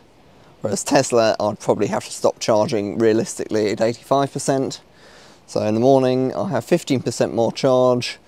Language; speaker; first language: English; native; English